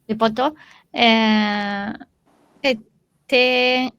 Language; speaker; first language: French; non-native, learner; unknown